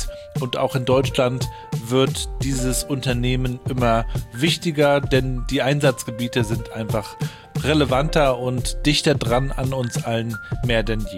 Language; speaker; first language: German; native; German